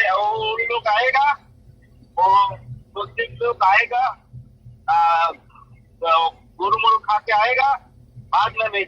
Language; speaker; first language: Hindi; non-native, learner; Bangla